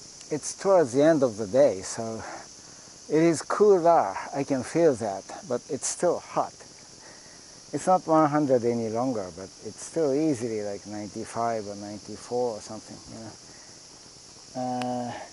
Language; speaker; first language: English; non-native, fluent; Japanese